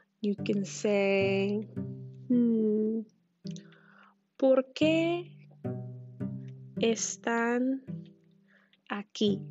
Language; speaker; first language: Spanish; non-native, fluent; English